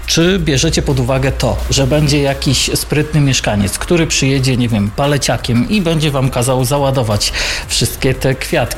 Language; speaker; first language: Polish; native; Polish